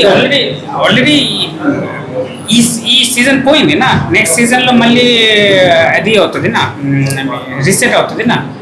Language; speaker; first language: Telugu; non-native, fluent; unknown